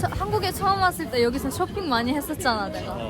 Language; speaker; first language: Korean; non-native, fluent; Turkish